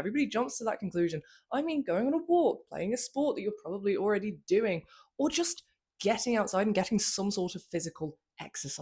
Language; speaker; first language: English; native; English